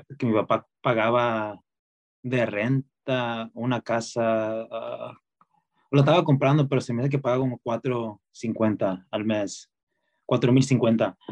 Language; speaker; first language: Spanish; early bilingual, heritage; Spanish